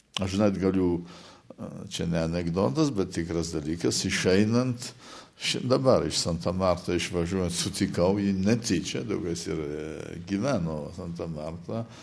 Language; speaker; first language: Lithuanian; early bilingual, heritage; Lithuanian